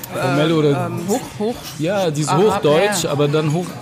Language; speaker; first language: German; early bilingual, other home language; Arabic